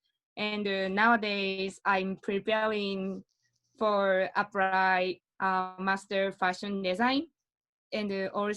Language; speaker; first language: English; non-native, learner; Japanese